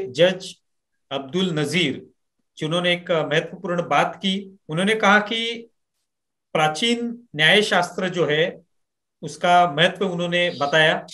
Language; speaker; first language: Hindi; non-native, local second language; Marathi